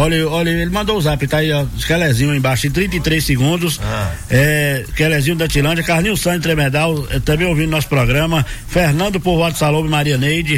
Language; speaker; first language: Portuguese; native; Portuguese